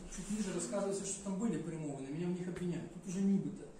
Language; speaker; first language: Ukrainian; non-native, local second language; Russian